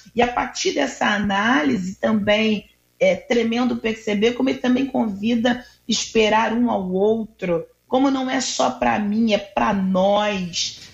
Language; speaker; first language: Portuguese; native; Portuguese